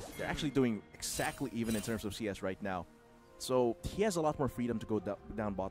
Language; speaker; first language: English; non-native, local second language; Filipino